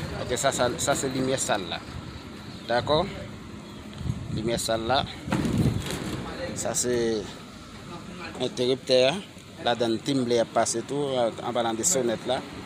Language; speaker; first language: French; non-native, learner; Haitian Creole